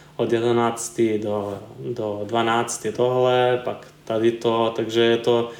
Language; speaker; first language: Czech; non-native, fluent; Serbian